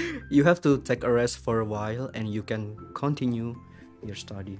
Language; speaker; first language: English; non-native, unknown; Indonesian